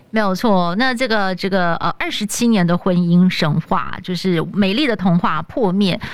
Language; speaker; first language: Chinese; native; Chinese